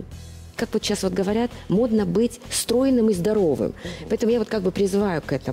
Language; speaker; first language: Russian; native; Russian